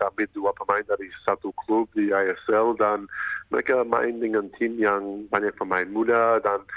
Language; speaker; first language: Indonesian; non-native, fluent; English